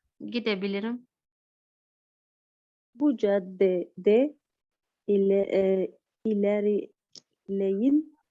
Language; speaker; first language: Turkish; non-native, learner; Arabic